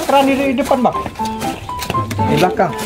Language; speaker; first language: Malay; native; Malay